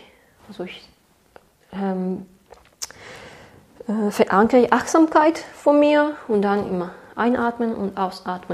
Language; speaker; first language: German; non-native, fluent; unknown